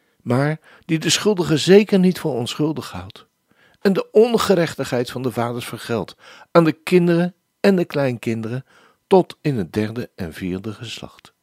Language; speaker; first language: Dutch; native; Dutch